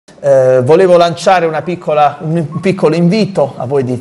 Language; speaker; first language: Italian; native; Italian